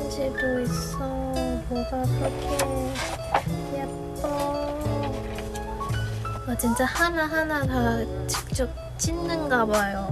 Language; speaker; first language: Korean; non-native, fluent; Chinese